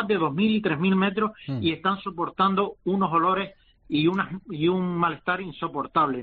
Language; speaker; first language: Spanish; native; Spanish